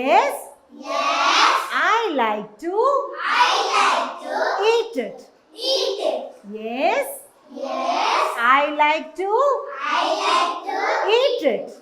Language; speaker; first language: English; non-native, fluent; Tamil